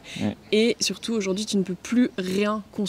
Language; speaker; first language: French; native; French